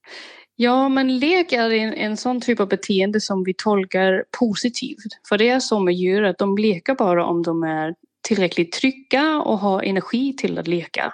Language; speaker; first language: Swedish; non-native, fluent; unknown